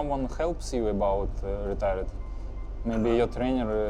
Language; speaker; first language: English; non-native, learner; Russian